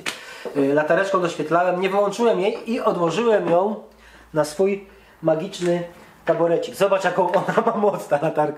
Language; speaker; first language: Polish; native; Polish